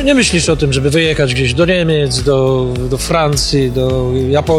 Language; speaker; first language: Polish; native; Polish